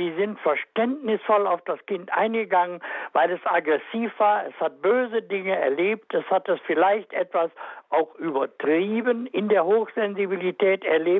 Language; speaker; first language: German; native; German